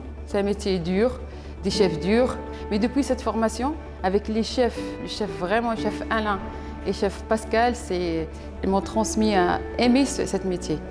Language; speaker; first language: French; non-native, fluent; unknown